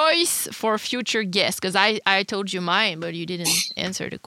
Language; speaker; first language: English; non-native, fluent; French